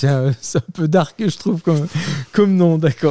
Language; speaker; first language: French; native; French